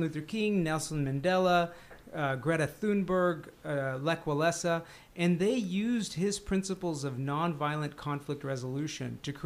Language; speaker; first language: English; native; English